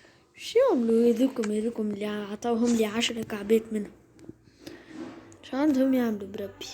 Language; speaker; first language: Arabic; native; Arabic